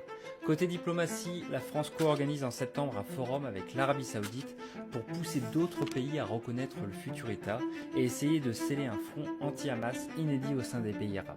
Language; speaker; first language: French; native; French